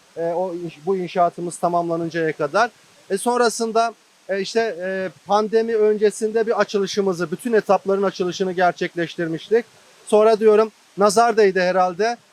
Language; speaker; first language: Turkish; native; Turkish